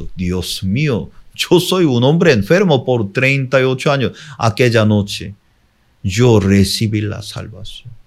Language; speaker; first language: Spanish; non-native, fluent; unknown